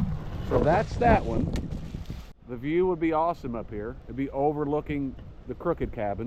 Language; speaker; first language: English; native; English